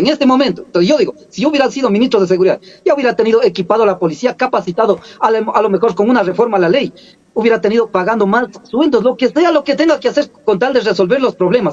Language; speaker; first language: Spanish; native; Spanish